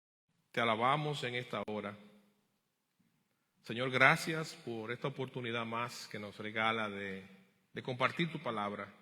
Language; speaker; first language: Spanish; native; Spanish